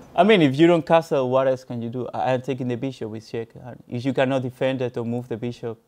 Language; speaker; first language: English; non-native, fluent; Spanish